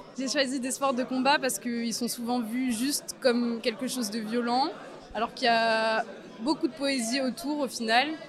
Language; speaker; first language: French; non-native, fluent; Portuguese